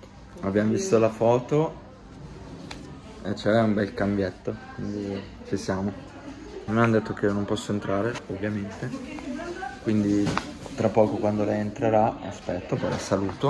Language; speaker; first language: Italian; native; Italian